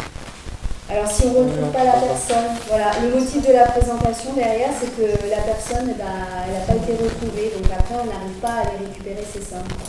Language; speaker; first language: French; native; French